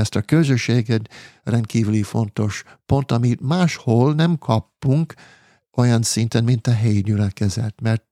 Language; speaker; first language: Hungarian; non-native, fluent; English